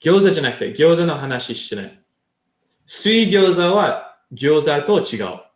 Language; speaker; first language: Japanese; non-native, learner; English